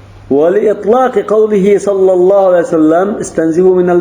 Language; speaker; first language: Arabic; non-native, fluent; Uzbek